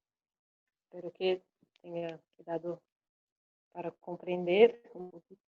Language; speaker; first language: Spanish; non-native, learner; Portuguese